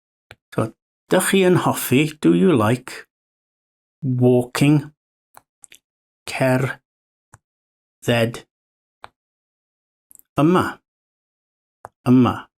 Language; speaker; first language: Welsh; non-native, learner; English